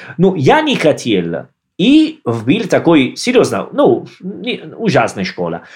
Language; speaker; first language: Russian; non-native, learner; Italian